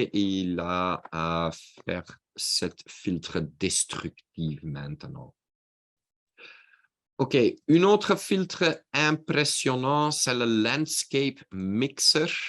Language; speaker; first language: French; non-native, local second language; Dutch